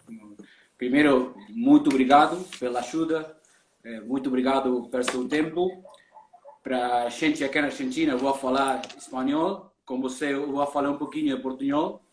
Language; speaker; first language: Portuguese; non-native, learner; Spanish